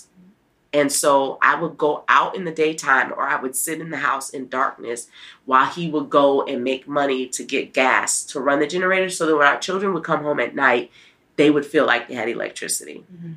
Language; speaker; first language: English; native; English